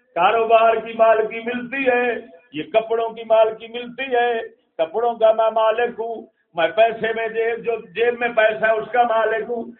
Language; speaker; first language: Urdu; non-native, local second language; Punjabi